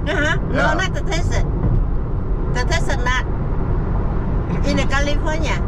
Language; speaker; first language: English; non-native, learner; Vietnamese